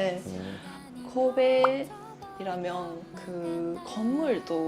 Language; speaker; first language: Korean; non-native, learner; Japanese